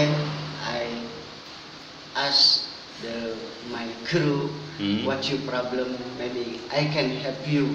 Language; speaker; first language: English; non-native, learner; Indonesian